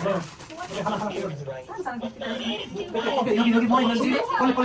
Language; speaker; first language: Korean; non-native, fluent; Nepali